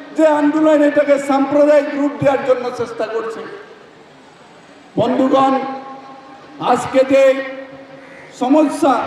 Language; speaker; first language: Bangla; non-native, learner; Assamese